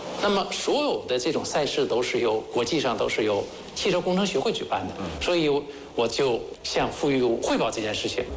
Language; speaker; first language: Chinese; native; Chinese